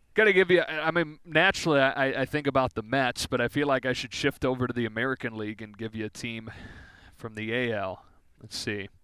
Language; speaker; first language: English; native; English